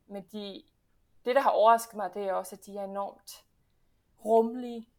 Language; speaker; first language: Danish; early bilingual, heritage; Danish